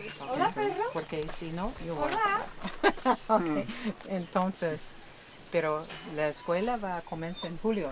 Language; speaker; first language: Spanish; non-native, learner; English